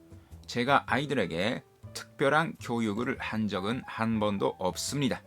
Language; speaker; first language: Korean; non-native, fluent; Japanese